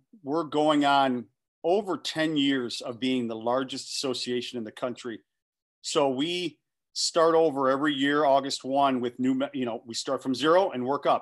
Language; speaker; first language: English; native; English